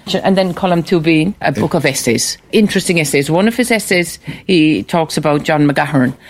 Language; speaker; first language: English; native; English